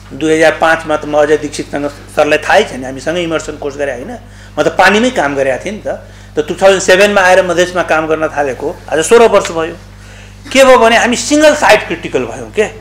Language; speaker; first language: Nepali; non-native, local second language; Maithili